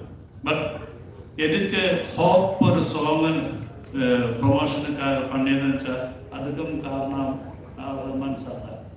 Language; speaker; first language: Tamil; non-native, learner; Malayalam